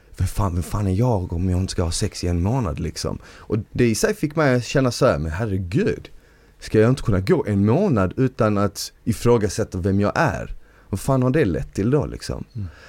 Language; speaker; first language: Swedish; early bilingual, other home language; Bosnian